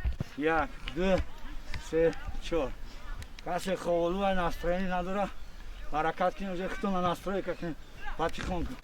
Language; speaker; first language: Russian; non-native, local second language; Tajik